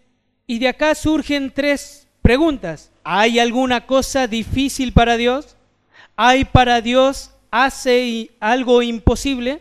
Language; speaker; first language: Spanish; native; Spanish